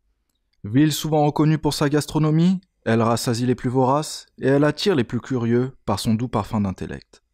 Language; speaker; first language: French; native; French